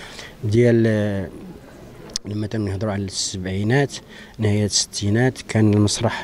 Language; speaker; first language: Arabic; native; Arabic